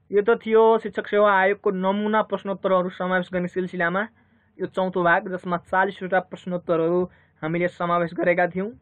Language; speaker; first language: Nepali; native; Nepali